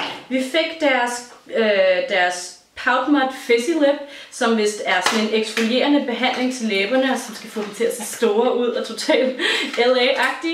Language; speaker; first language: Danish; native; Danish